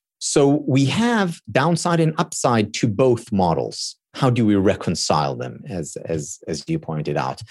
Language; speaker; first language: English; non-native, fluent; Hebrew